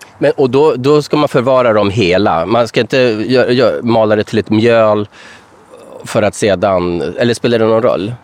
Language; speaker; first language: Swedish; native; Swedish